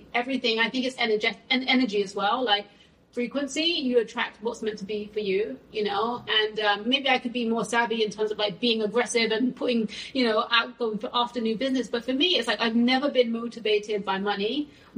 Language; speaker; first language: English; native; English